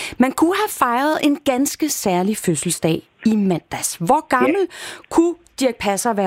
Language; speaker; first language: Danish; native; Danish